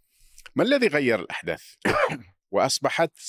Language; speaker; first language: Arabic; native; Arabic